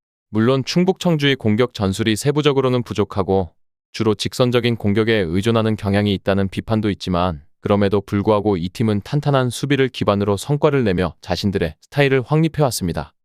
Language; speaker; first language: Korean; native; Korean